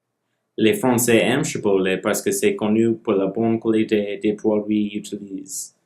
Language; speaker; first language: French; non-native, learner; English